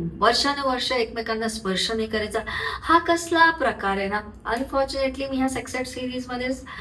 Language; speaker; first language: Marathi; non-native, local second language; Urdu